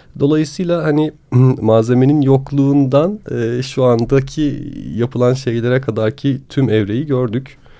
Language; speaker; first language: Turkish; native; Turkish